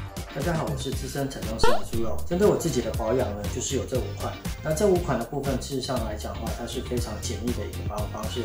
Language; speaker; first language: Chinese; native; Chinese